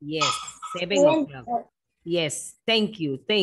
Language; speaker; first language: English; non-native, fluent; Spanish